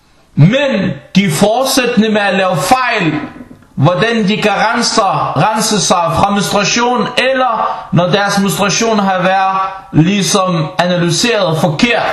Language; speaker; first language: Danish; non-native, fluent; Arabic